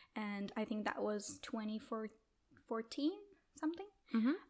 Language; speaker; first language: English; non-native, fluent; Italian